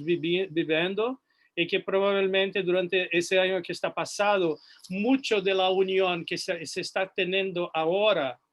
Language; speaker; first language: Spanish; non-native, fluent; Portuguese